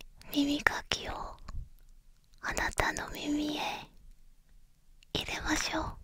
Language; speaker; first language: Japanese; non-native, learner; Korean